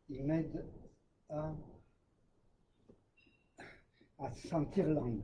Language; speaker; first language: French; native; French